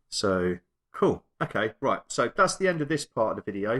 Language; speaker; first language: English; native; English